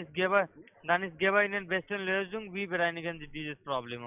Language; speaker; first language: German; non-native, learner; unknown